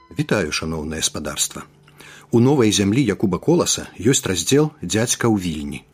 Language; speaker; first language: Belarusian; native; Belarusian